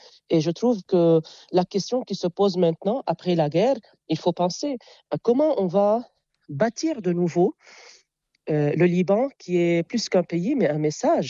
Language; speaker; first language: French; non-native, local second language; Arabic